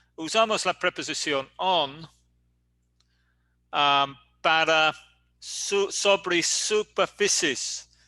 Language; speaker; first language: Spanish; non-native, learner; English